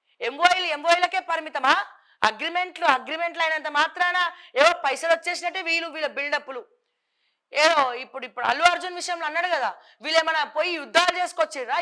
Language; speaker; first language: Telugu; native; Telugu